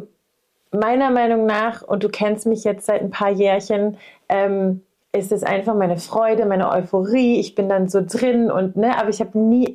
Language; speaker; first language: German; native; German